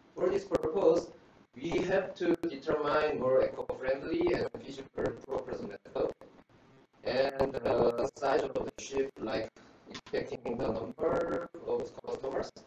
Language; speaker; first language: English; non-native, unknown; Korean